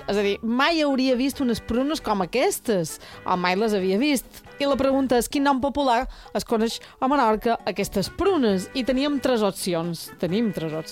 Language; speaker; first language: Catalan; native; Catalan